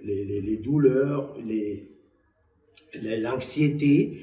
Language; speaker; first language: French; non-native, local second language; Malagasy